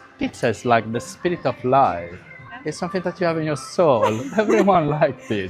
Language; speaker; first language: English; non-native, fluent; Italian